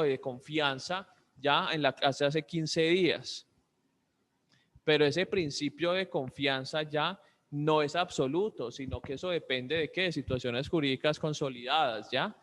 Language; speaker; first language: Spanish; native; Spanish